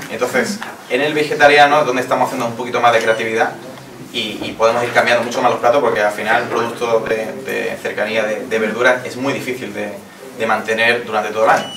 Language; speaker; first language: Spanish; native; Spanish